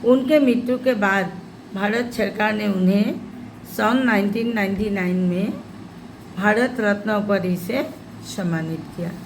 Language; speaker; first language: Hindi; non-native, local second language; Assamese